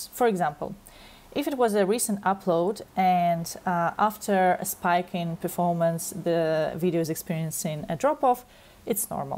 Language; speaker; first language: English; non-native, fluent; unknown